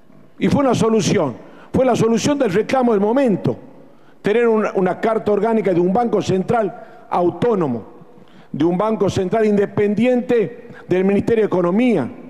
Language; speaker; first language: Spanish; native; Spanish